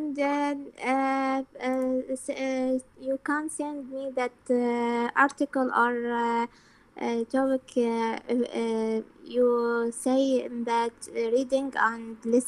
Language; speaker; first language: English; non-native, learner; Arabic